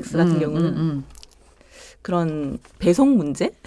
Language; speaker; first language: Korean; native; Korean